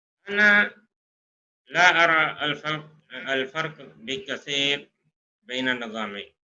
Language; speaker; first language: Arabic; non-native, fluent; Urdu